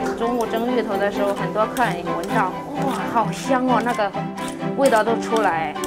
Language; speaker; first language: Chinese; native; Chinese